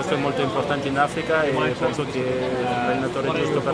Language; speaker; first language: Italian; non-native, fluent; French